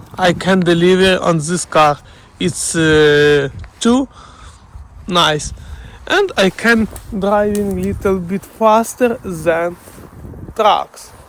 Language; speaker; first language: English; non-native, learner; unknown